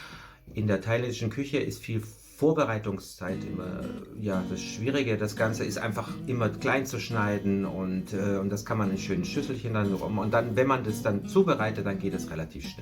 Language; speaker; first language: German; non-native, fluent; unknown